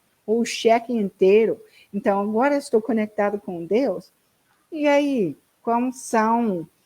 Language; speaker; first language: Portuguese; non-native, learner; English